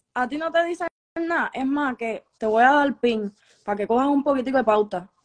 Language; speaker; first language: Spanish; native; Spanish